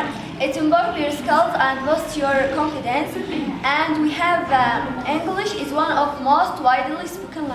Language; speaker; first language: English; non-native, learner; Arabic